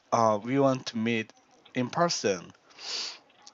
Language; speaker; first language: English; non-native, learner; Korean